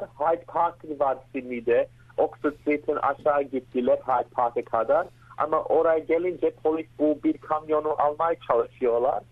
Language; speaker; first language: Turkish; early bilingual, heritage; Turkish